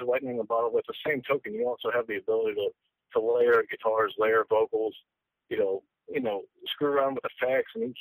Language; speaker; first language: English; native; English